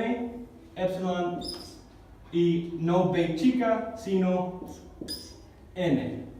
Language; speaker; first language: Spanish; non-native, fluent; English